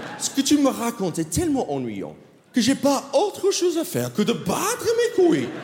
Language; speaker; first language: French; non-native, fluent; English